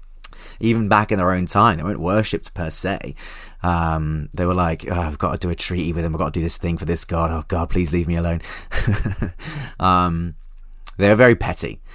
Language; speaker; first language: English; native; English